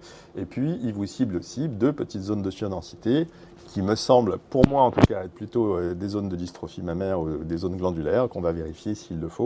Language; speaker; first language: French; native; French